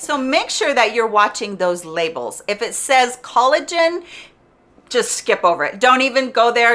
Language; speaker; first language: English; native; English